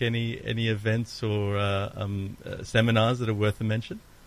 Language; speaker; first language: English; early bilingual, other home language; Greek